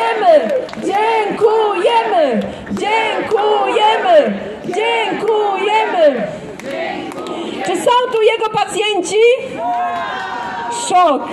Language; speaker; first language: Polish; native; Polish